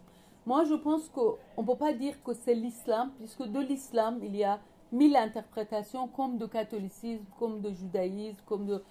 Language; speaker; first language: French; non-native, fluent; Persian